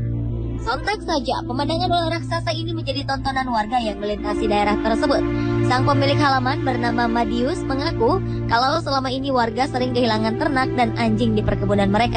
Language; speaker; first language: Indonesian; native; Indonesian